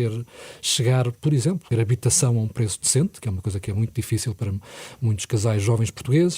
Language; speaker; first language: Portuguese; native; Portuguese